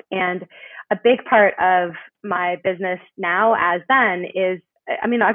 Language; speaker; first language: English; native; English